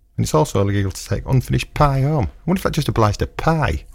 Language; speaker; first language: English; native; English